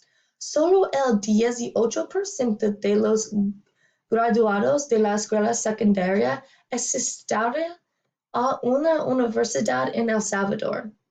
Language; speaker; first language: Spanish; non-native, learner; English